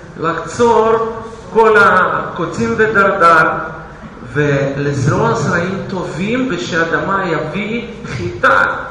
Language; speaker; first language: Hebrew; non-native, fluent; Russian